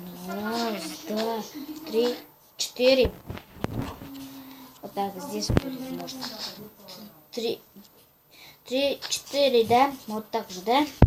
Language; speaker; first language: Russian; non-native, local second language; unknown